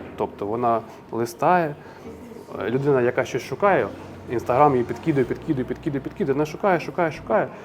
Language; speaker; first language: Ukrainian; non-native, local second language; Russian